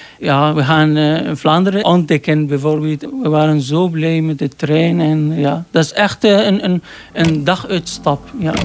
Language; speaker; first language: Dutch; non-native, learner; Arabic